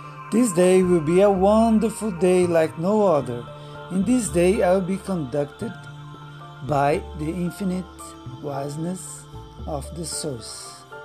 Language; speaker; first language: English; non-native, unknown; Portuguese